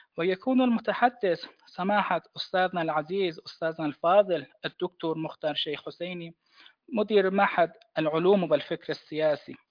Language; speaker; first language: Arabic; non-native, fluent; Persian